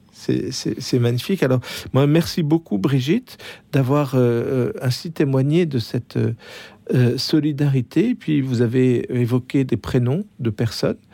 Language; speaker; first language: French; native; French